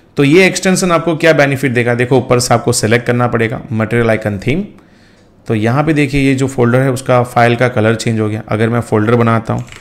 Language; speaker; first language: Hindi; non-native, local second language; Gujarati